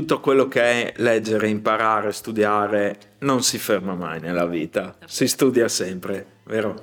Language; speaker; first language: Italian; native; Italian